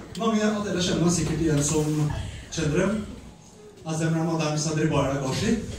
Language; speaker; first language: Norwegian; early bilingual, other home language; Albanian